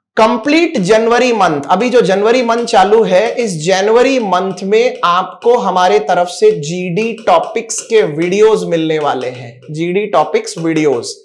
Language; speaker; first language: Hindi; non-native, local second language; Marathi